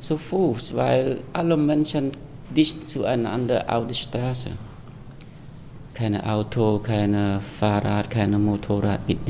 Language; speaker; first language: German; non-native, fluent; Khmer